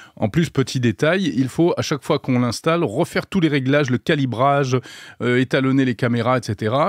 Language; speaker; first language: French; native; French